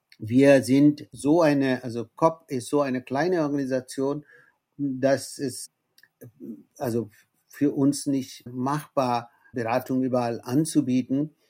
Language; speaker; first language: German; non-native, fluent; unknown